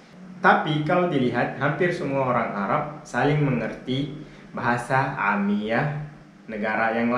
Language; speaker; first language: Indonesian; non-native, fluent; Arabic